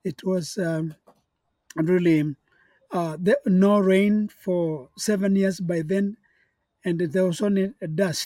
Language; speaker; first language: English; non-native, local second language; Kamba